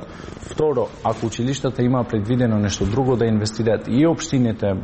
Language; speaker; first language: Macedonian; non-native, local second language; Albanian